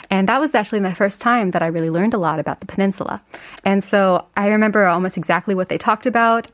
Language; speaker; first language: English; native; English